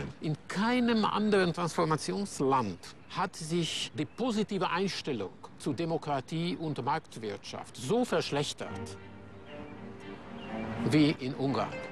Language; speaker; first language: German; non-native, fluent; Hungarian